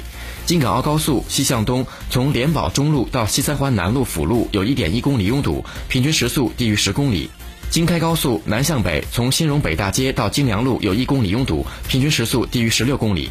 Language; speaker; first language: Chinese; native; Chinese